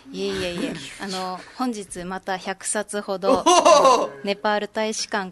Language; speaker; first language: Japanese; native; Japanese